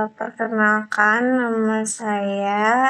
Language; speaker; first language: Indonesian; native; Indonesian